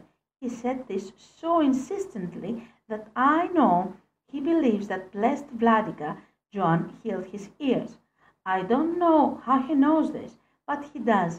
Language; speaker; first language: English; non-native, fluent; Greek